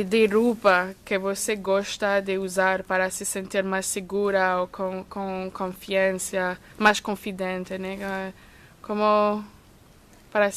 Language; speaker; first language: Portuguese; non-native, fluent; English